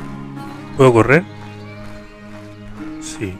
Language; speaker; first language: Spanish; native; Spanish